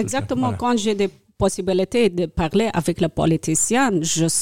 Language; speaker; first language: French; non-native, learner; Persian